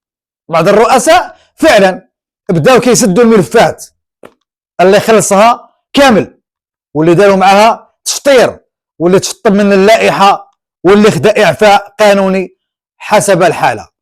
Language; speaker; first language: Arabic; native; Arabic